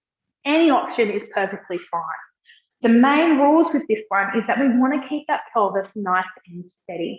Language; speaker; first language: English; native; English